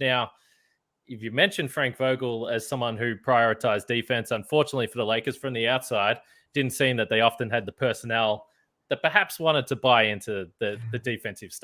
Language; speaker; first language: English; native; English